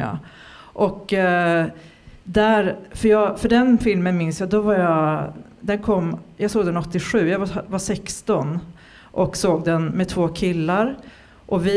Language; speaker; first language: Swedish; native; Swedish